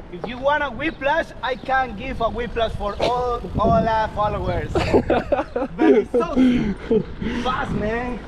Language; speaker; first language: English; non-native, learner; Spanish